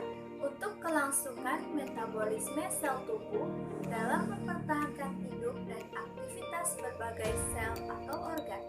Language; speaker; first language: Indonesian; native; Indonesian